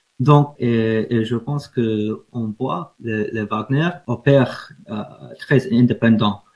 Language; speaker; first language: French; non-native, fluent; English